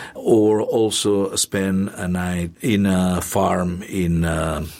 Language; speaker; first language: English; non-native, fluent; Spanish